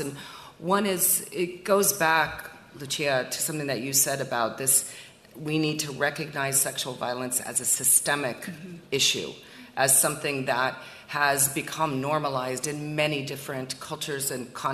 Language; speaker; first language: English; native; English